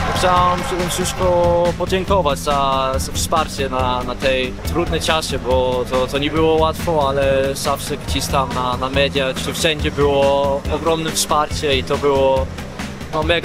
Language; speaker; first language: Polish; non-native, learner; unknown